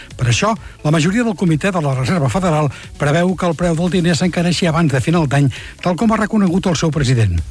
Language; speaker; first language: Catalan; native; Catalan